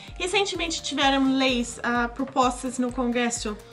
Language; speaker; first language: Portuguese; non-native, fluent; English